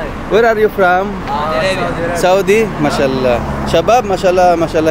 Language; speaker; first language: English; non-native, learner; Filipino